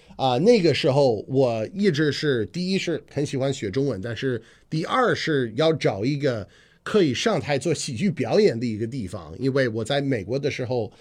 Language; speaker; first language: Chinese; non-native, fluent; English